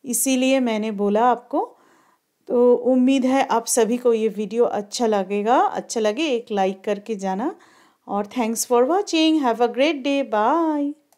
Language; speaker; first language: Hindi; non-native, local second language; Bangla